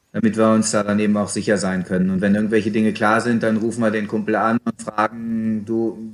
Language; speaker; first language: German; native; German